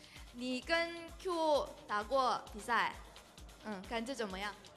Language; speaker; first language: Chinese; non-native, learner; Korean